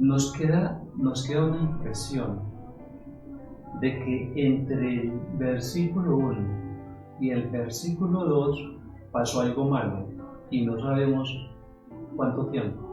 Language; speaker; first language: Spanish; native; Spanish